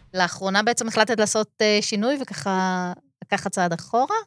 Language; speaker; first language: Hebrew; native; Hebrew